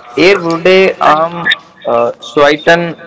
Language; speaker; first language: German; non-native, learner; Hindi